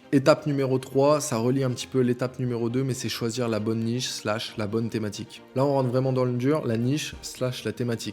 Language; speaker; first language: French; native; French